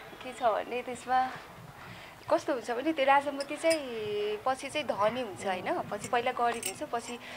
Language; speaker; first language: Nepali; non-native, local second language; Newari